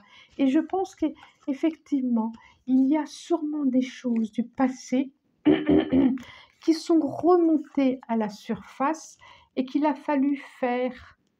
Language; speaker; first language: French; native; French